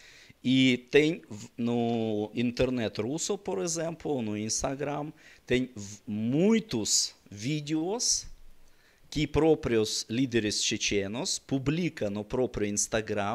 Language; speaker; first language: Portuguese; non-native, learner; Russian